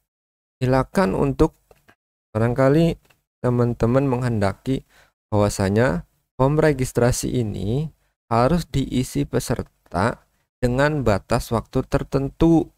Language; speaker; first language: Indonesian; native; Indonesian